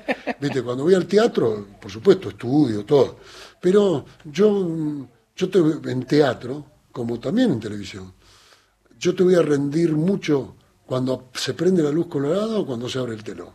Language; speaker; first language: Spanish; native; Spanish